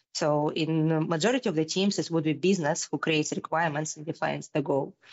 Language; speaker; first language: English; non-native, fluent; Russian